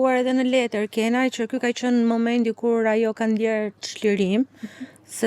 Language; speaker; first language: Albanian; native; Albanian